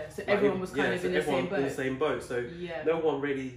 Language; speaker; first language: English; native; English